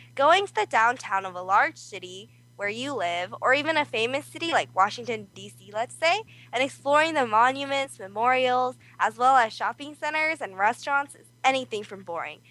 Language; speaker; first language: English; early bilingual, other home language; Korean